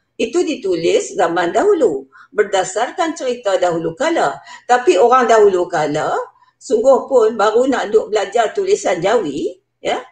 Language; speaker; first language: Malay; native; Malay